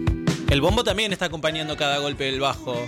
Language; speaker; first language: Spanish; native; Spanish